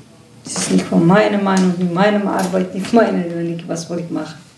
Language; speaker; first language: Dutch; non-native, learner; Kurdish